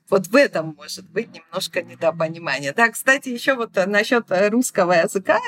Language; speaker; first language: Russian; non-native, local second language; Georgian